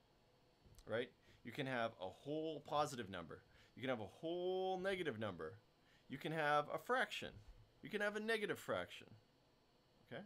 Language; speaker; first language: English; native; English